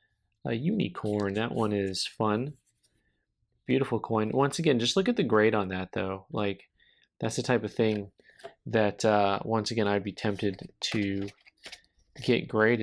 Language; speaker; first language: English; native; English